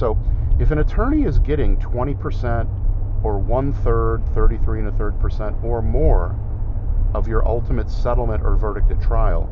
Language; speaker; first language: English; native; English